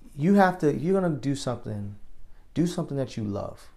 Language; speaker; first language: English; native; English